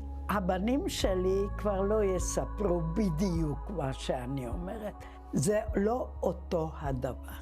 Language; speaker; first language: Hebrew; non-native, fluent; Czech